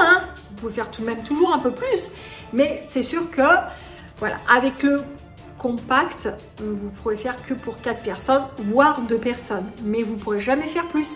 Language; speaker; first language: French; native; French